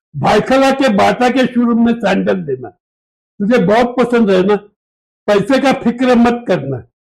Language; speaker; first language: Hindi; non-native, local second language; Marathi